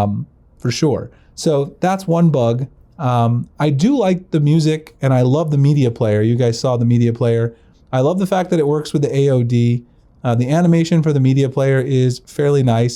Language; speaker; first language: English; native; English